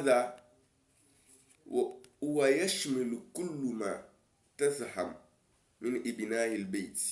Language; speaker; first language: Arabic; non-native, learner; Yoruba